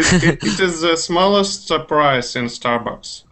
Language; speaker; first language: English; non-native, fluent; Russian